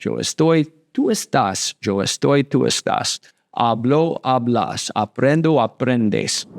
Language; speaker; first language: Spanish; non-native, fluent; English